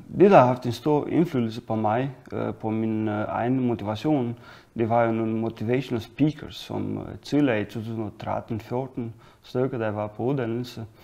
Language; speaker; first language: Danish; non-native, fluent; Romanian